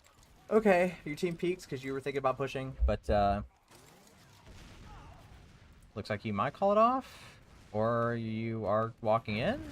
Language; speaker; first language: English; native; English